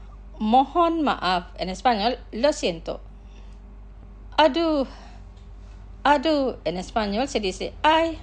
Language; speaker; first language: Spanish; non-native, fluent; Indonesian